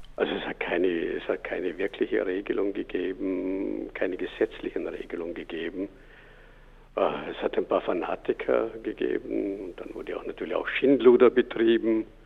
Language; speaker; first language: German; native; German